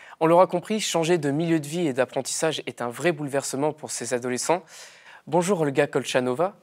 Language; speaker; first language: French; native; French